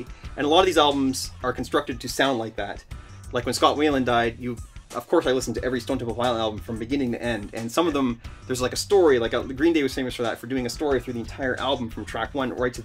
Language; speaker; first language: English; native; English